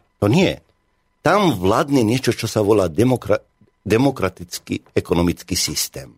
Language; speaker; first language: Slovak; non-native, fluent; Arabic